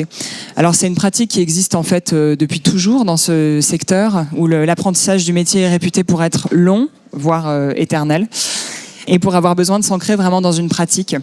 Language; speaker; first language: French; native; French